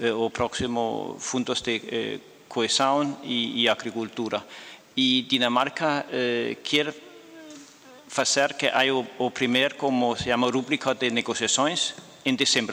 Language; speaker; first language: Portuguese; non-native, fluent; Danish